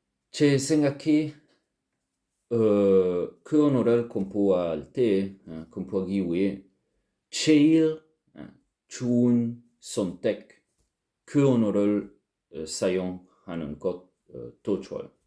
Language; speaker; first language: Korean; non-native, learner; French